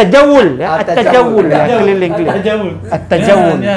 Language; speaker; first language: Arabic; non-native, fluent; Indonesian